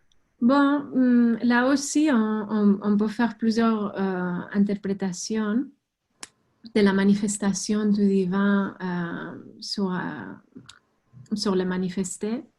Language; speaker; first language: French; non-native, fluent; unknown